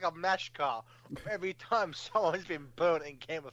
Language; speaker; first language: English; native; English